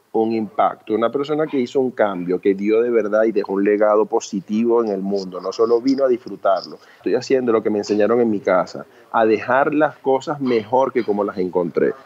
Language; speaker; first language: Spanish; early bilingual, other home language; Chinese